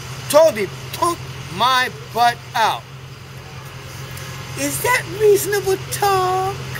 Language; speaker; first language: English; native; English